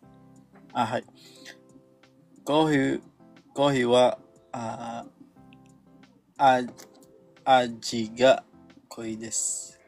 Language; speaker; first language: Japanese; non-native, learner; Filipino